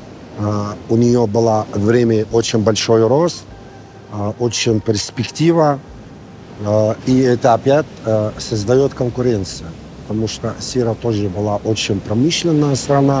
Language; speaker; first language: Russian; non-native, fluent; Arabic